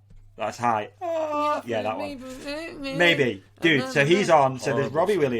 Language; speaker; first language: English; native; English